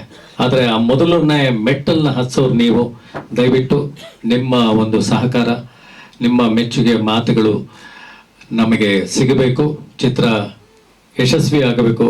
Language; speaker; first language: Kannada; native; Kannada